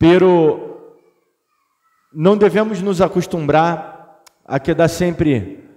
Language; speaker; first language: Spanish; non-native, fluent; Portuguese